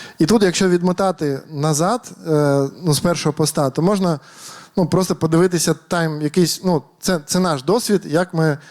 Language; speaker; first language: Ukrainian; native; Ukrainian